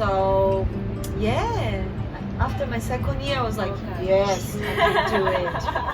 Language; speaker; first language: English; non-native, fluent; Portuguese